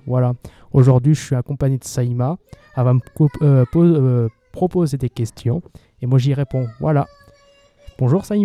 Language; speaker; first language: French; native; French